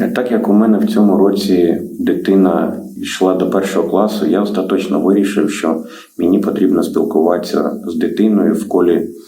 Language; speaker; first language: Ukrainian; non-native, local second language; Russian